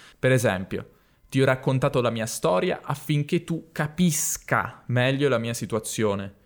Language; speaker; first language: Italian; native; Italian